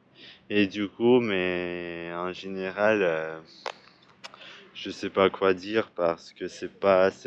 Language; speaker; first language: French; non-native, fluent; Russian